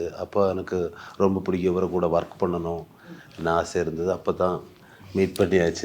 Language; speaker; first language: Tamil; non-native, learner; Malayalam